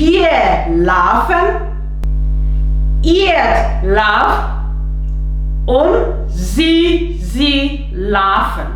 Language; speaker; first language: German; non-native, fluent; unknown